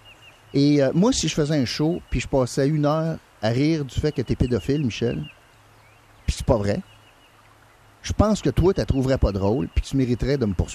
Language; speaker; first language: French; native; French